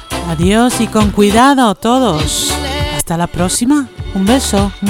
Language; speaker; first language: Spanish; non-native, learner; Dutch